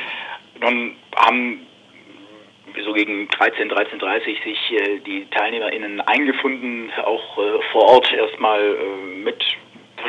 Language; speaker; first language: German; native; German